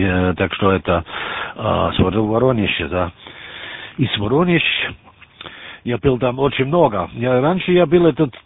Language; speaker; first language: Russian; non-native, learner; German